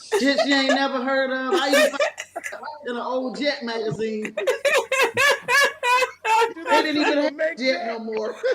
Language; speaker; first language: English; native; English